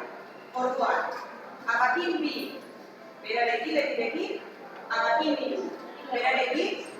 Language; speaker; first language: Basque; non-native, local second language; Spanish